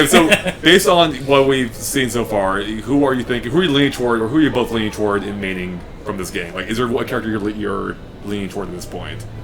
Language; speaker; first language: English; native; English